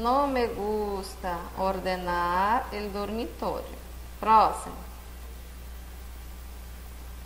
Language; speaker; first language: Spanish; non-native, fluent; Portuguese